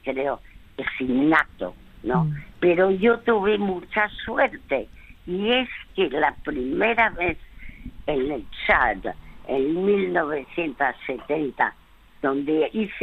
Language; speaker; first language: Spanish; early bilingual, other home language; French